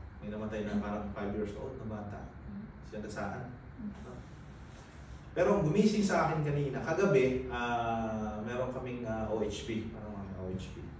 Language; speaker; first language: Filipino; native; Filipino